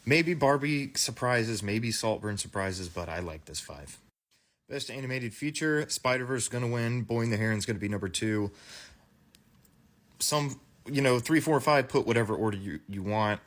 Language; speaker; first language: English; native; English